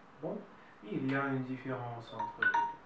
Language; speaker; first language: French; non-native, fluent; Russian